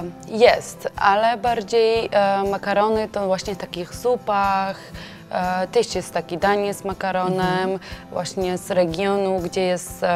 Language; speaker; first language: Polish; non-native, learner; Georgian